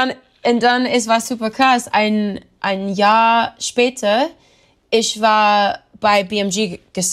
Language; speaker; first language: German; non-native, learner; English